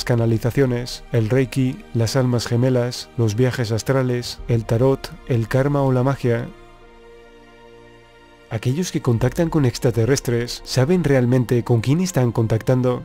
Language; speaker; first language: Spanish; native; Spanish